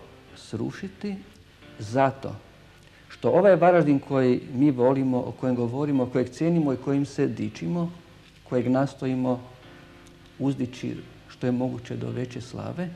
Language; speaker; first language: Croatian; native; Croatian